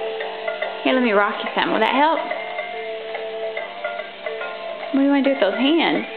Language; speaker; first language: English; native; English